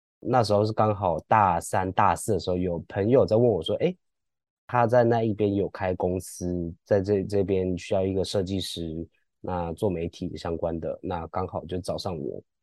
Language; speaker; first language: Chinese; native; Chinese